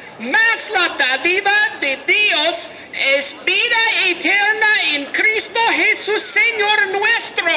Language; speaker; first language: Spanish; non-native, learner; English